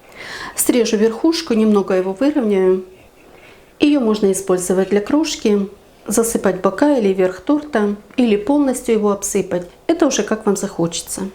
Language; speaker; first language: Russian; native; Russian